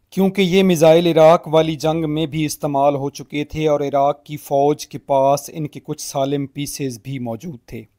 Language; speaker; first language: Urdu; native; Urdu